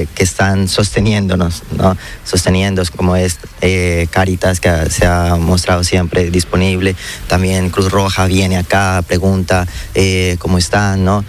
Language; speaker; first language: Spanish; native; Spanish